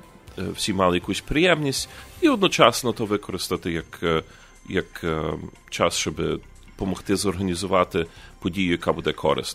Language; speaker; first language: Ukrainian; early bilingual, heritage; Ukrainian